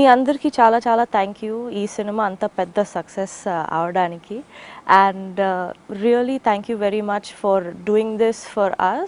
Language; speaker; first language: Telugu; non-native, learner; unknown